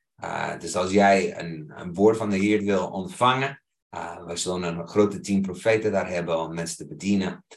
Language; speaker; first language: Dutch; non-native, fluent; English